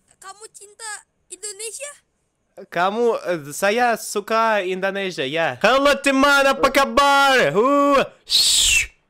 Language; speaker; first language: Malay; non-native, learner; Russian